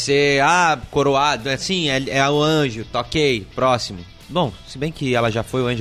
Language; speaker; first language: Portuguese; native; Portuguese